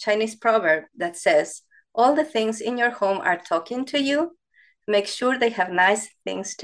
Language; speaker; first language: English; non-native, fluent; Spanish